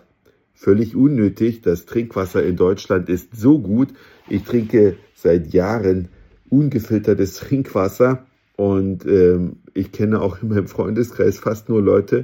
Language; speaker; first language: German; native; German